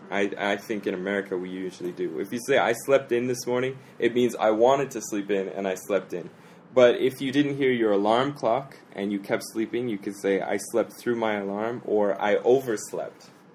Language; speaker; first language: English; native; English